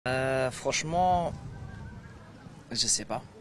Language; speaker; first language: French; non-native, fluent; Dutch